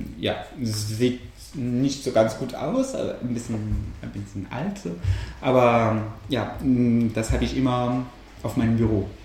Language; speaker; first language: German; non-native, fluent; French